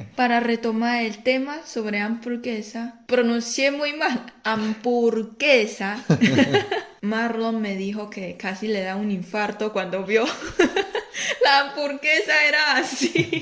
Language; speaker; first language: Spanish; non-native, fluent; Chinese